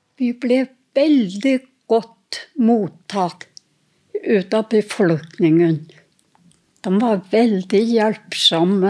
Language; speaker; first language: Norwegian; non-native, fluent; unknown